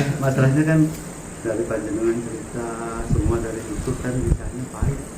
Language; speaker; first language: Indonesian; non-native, local second language; Javanese